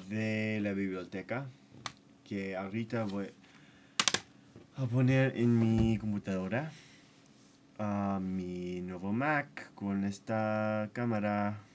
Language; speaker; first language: Spanish; non-native, fluent; English